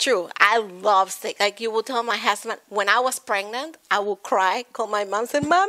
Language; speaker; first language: English; non-native, fluent; Spanish